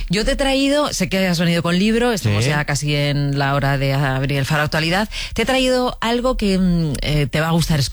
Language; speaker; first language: Spanish; native; Spanish